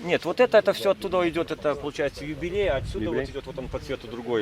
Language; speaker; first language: Russian; native; Russian